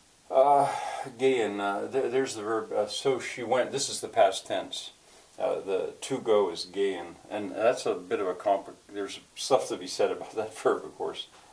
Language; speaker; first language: English; native; English